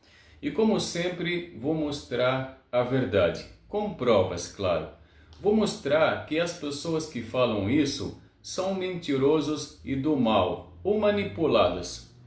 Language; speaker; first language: Portuguese; non-native, learner; Arabic